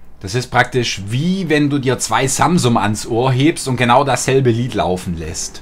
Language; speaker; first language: German; native; German